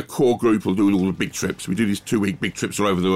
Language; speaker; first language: English; native; English